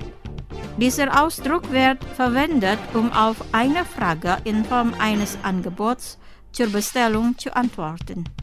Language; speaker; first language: German; non-native, fluent; Indonesian